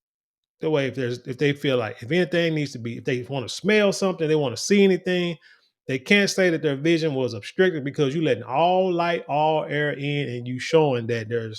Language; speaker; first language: English; native; English